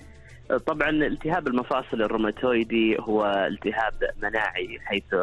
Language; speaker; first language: Arabic; native; Arabic